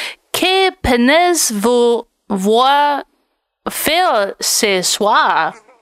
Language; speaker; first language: French; non-native, learner; English